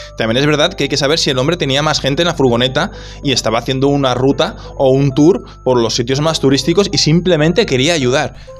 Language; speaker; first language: Spanish; native; Spanish